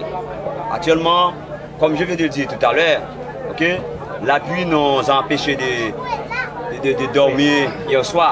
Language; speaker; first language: French; non-native, local second language; Haitian Creole